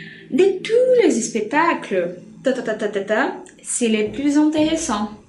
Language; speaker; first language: French; non-native, fluent; Portuguese